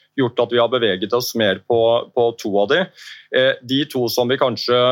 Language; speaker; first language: Norwegian; native; Norwegian